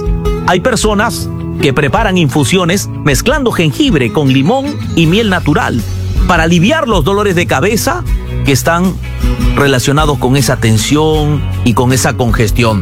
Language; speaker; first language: Spanish; native; Spanish